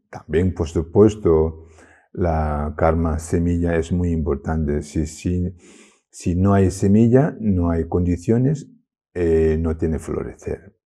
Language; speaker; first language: Spanish; non-native, learner; Tibetan